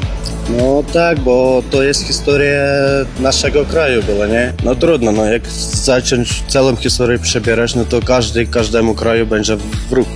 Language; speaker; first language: Polish; non-native, fluent; Ukrainian